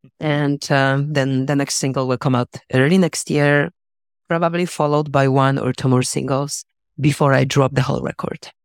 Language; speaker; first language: English; non-native, fluent; Polish